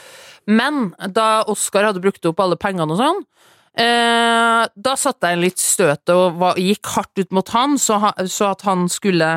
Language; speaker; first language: Norwegian; native; Norwegian